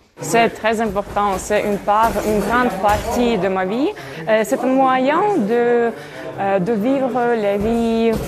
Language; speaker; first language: French; non-native, fluent; Ukrainian